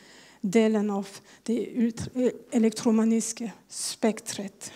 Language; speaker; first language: Swedish; non-native, fluent; French